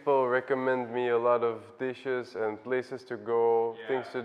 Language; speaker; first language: English; non-native, fluent; Dutch